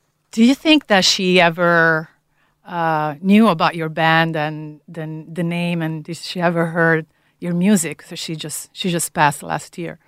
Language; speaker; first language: English; non-native, fluent; Italian